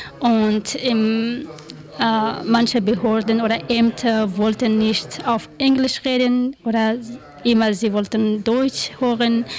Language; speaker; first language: German; non-native, learner; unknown